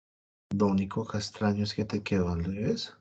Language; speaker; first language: Spanish; native; Spanish